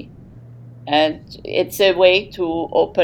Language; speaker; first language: English; non-native, fluent; Arabic